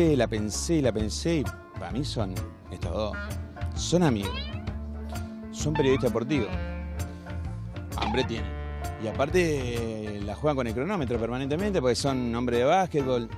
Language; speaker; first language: Spanish; native; Spanish